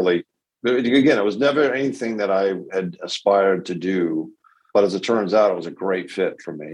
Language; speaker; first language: English; native; English